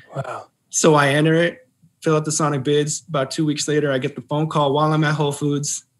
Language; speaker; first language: English; native; English